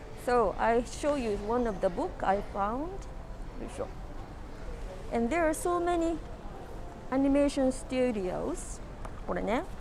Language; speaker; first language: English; non-native, fluent; Japanese